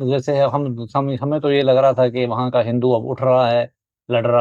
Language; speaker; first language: Hindi; native; Hindi